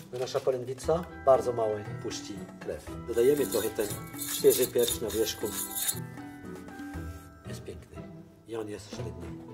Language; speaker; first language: Polish; non-native, fluent; French